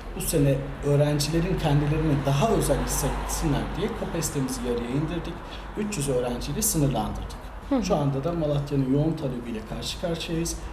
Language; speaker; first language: Turkish; native; Turkish